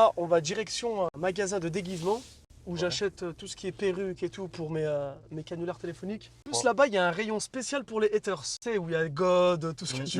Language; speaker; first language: French; native; French